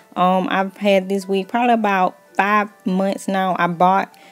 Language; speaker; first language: English; native; English